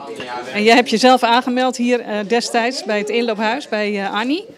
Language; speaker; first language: Dutch; native; Dutch